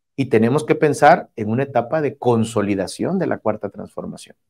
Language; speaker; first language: Spanish; native; Spanish